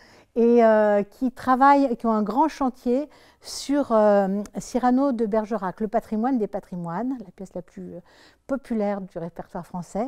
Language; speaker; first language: French; native; French